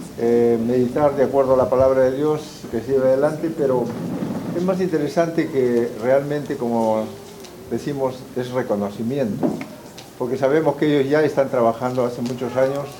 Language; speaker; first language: Spanish; native; Spanish